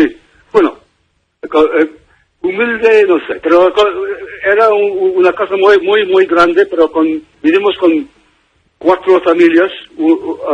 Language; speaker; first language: Spanish; non-native, fluent; English